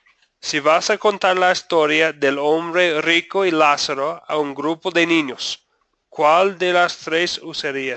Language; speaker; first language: Spanish; non-native, fluent; English